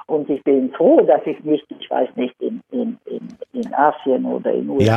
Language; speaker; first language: German; non-native, fluent; Swedish